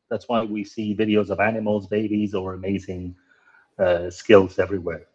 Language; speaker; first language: English; non-native, fluent; Spanish